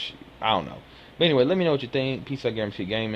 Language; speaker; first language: English; native; English